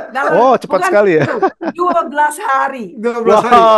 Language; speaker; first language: Indonesian; non-native, fluent; English